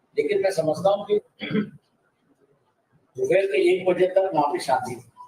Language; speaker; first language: Hindi; non-native, local second language; Marathi